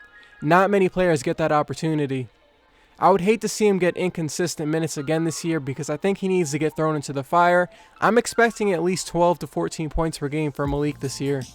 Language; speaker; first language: English; native; English